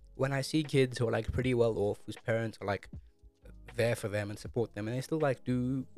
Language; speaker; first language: English; early bilingual, other home language; Amharic